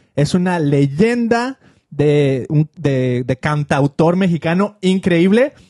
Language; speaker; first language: Spanish; native; Spanish